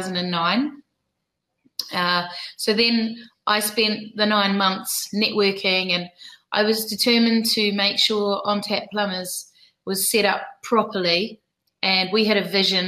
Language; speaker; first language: English; native; English